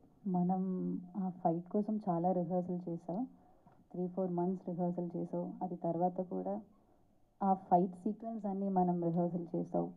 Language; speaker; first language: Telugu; non-native, learner; Malayalam